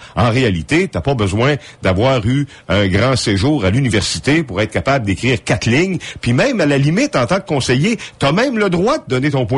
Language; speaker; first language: French; native; French